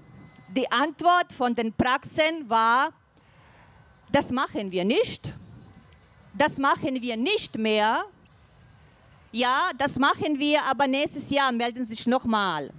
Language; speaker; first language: German; non-native, fluent; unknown